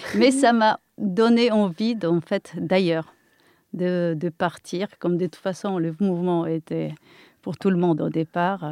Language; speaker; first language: French; non-native, fluent; Polish